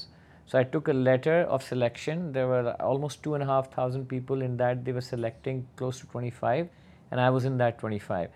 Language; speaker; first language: English; non-native, local second language; Urdu